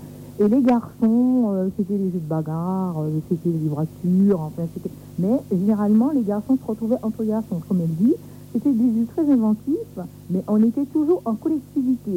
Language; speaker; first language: French; native; French